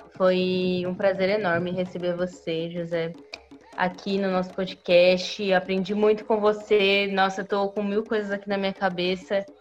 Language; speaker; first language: Portuguese; native; Portuguese